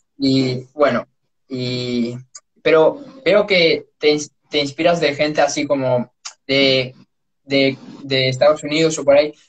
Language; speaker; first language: Spanish; native; Spanish